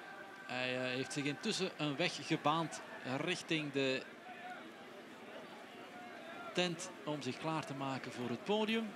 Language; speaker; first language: Dutch; native; Dutch